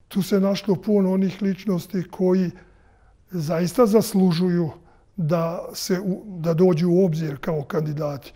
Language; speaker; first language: Serbian; native; Serbian